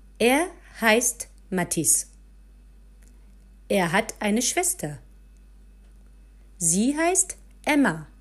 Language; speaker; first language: German; non-native, fluent; French